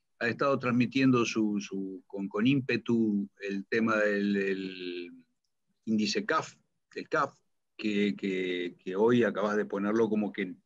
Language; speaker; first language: Spanish; native; Spanish